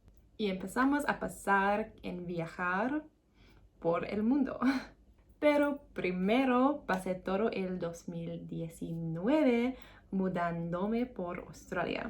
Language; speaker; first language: Spanish; non-native, learner; English